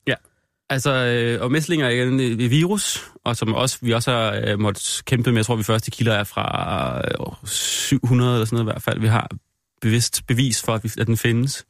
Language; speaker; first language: Danish; native; Danish